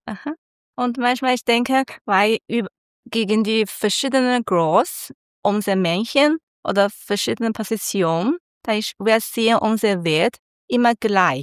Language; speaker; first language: German; non-native, learner; Chinese